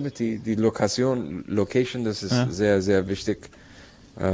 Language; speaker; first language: German; non-native, learner; Arabic